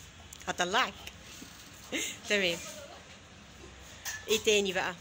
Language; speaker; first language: Arabic; native; Arabic